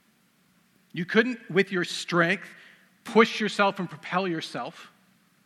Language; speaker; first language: English; native; English